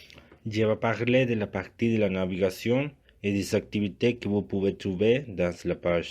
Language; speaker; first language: French; non-native, learner; Spanish